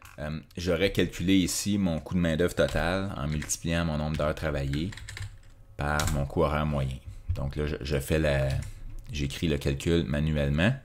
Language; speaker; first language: French; native; French